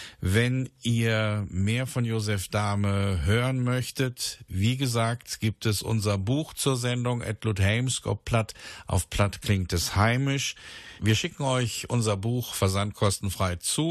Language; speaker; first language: German; native; German